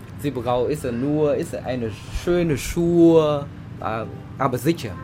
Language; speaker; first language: German; non-native, learner; Vietnamese